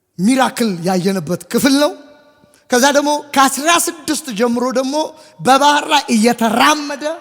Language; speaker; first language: Amharic; native; Amharic